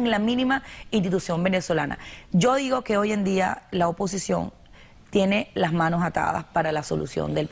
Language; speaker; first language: Spanish; native; Spanish